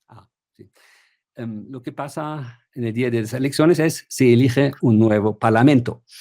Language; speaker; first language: Spanish; non-native, fluent; German